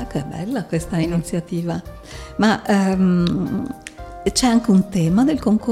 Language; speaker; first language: Italian; native; Italian